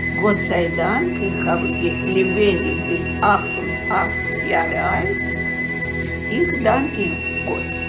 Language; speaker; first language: German; non-native, learner; Russian